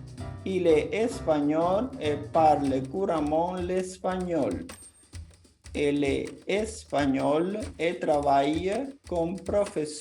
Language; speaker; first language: French; non-native, fluent; Portuguese